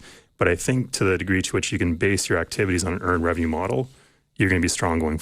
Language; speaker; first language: English; native; English